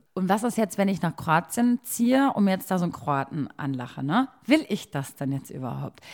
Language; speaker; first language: German; early bilingual, other home language; Croatian